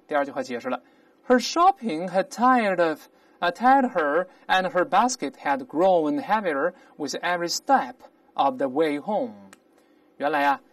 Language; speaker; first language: English; non-native, fluent; Chinese